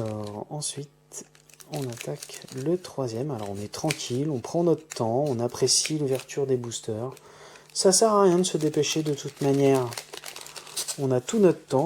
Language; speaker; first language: French; native; French